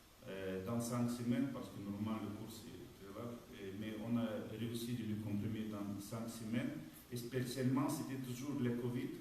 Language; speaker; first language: French; non-native, fluent; Romanian